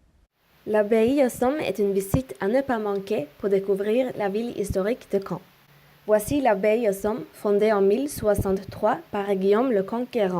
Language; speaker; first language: French; non-native, learner; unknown